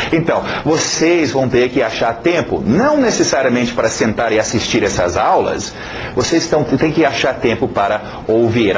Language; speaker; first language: Portuguese; native; Portuguese